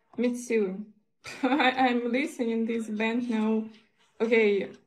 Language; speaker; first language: English; non-native, learner; Russian